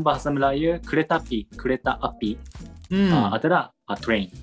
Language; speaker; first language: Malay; non-native, learner; Japanese